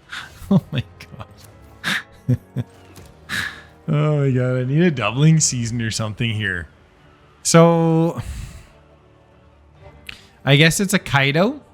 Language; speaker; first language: English; native; English